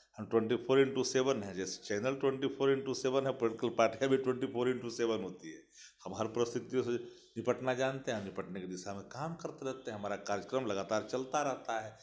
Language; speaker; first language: Hindi; native; Hindi